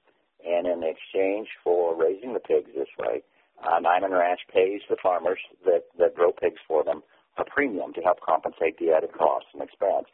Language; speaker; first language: English; native; English